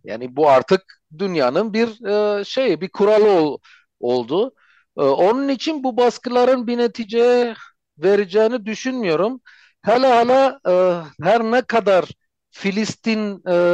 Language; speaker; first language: Turkish; non-native, fluent; Armenian